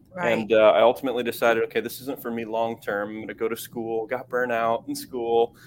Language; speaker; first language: English; native; English